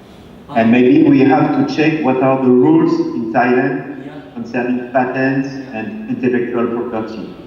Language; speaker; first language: English; non-native, fluent; French